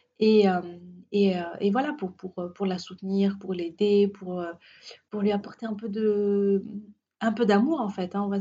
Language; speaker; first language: French; native; French